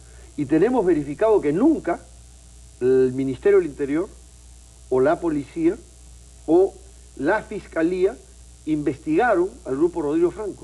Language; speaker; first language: Spanish; native; Spanish